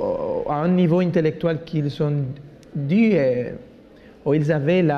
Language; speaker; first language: French; non-native, fluent; Spanish